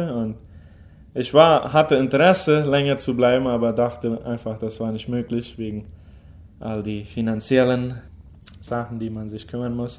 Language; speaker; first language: German; early bilingual, heritage; German